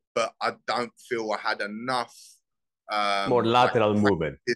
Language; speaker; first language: English; native; English